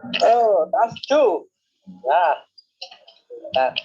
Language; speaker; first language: English; non-native, learner; Vietnamese